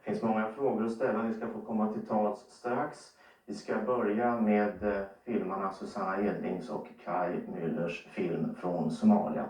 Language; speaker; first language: Swedish; native; Swedish